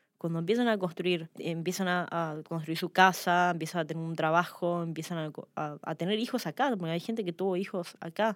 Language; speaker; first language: Spanish; early bilingual, other home language; Lao